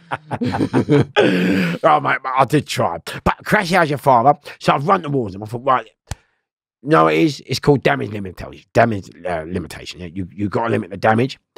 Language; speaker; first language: English; native; English